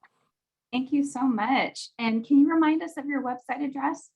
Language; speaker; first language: English; native; English